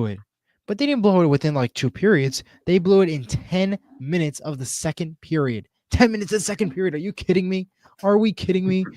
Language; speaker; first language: English; native; English